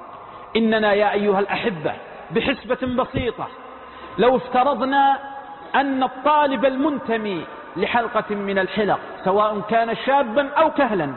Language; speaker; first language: Arabic; native; Arabic